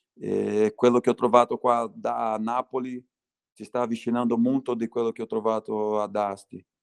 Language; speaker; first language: Italian; non-native, fluent; Portuguese